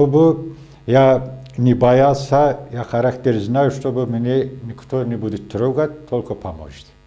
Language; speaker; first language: Russian; non-native, local second language; Azerbaijani